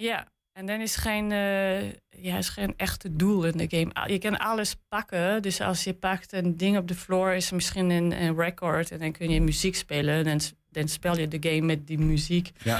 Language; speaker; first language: Dutch; non-native, learner; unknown